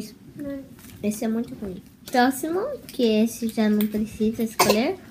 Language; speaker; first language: Portuguese; early bilingual, heritage; Portuguese